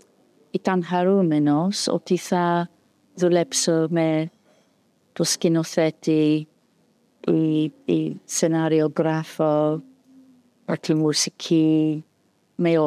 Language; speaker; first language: Greek; non-native, fluent; English